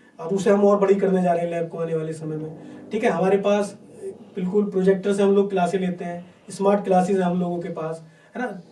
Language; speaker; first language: Hindi; native; Hindi